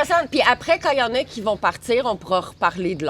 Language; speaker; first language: French; native; French